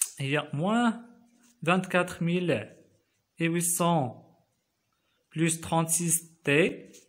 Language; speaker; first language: French; non-native, local second language; Arabic